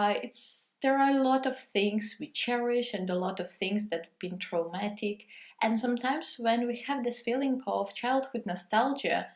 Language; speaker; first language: English; non-native, fluent; Russian